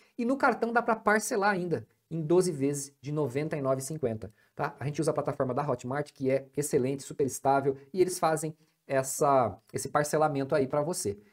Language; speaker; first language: Portuguese; native; Portuguese